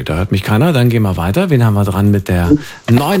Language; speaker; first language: German; native; German